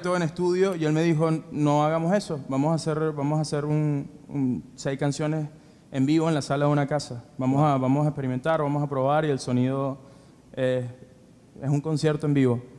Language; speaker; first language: Spanish; native; Spanish